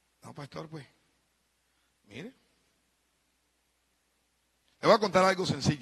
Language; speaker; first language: Spanish; native; Spanish